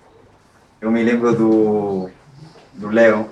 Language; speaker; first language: Portuguese; non-native, fluent; Spanish